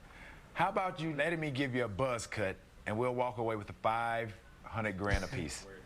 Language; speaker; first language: English; native; English